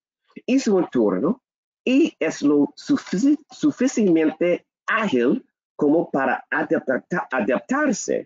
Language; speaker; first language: Spanish; non-native, learner; English